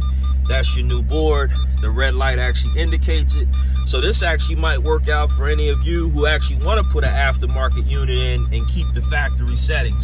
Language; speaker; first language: English; native; English